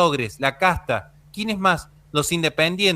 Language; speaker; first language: Spanish; native; Spanish